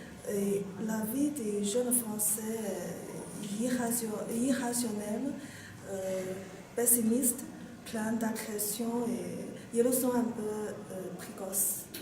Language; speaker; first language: French; non-native, learner; Chinese